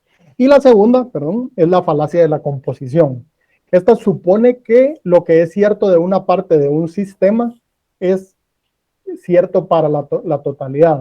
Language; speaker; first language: Spanish; native; Spanish